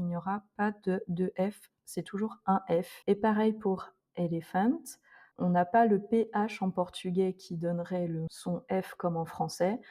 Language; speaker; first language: French; native; French